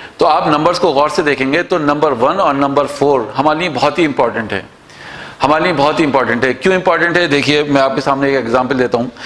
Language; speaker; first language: Urdu; native; Urdu